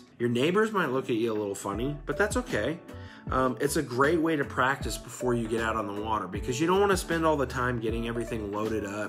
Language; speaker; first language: English; native; English